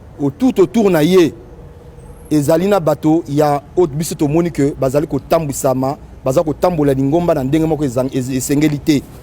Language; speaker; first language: Lingala; native; Lingala